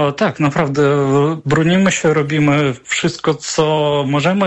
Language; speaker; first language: Polish; non-native, fluent; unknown